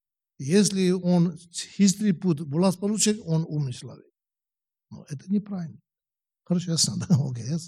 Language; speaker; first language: Russian; non-native, learner; Tibetan